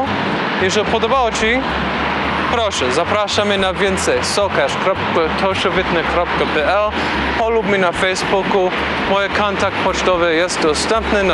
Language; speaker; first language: Polish; non-native, learner; English